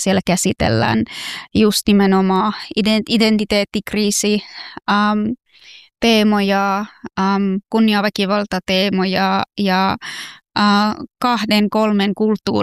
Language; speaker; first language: Finnish; non-native, fluent; Persian